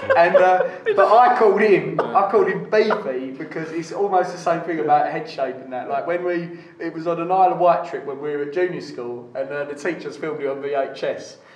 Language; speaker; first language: English; native; English